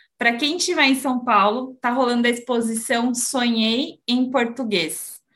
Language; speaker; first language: Portuguese; native; Portuguese